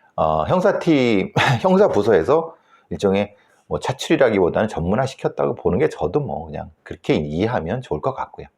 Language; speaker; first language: Korean; native; Korean